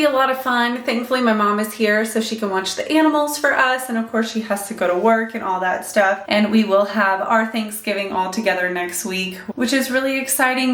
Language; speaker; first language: English; native; English